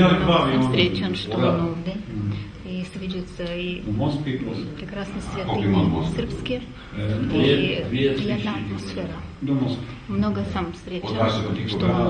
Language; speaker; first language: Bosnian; non-native, fluent; Russian